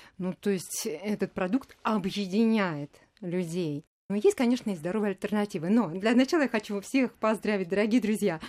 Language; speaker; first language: Russian; native; Russian